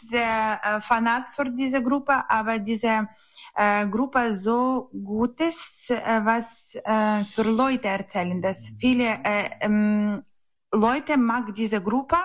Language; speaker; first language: German; non-native, learner; Ukrainian